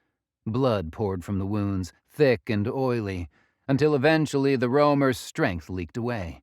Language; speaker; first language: English; native; English